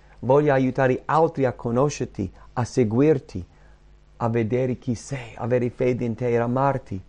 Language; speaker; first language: Italian; non-native, fluent; English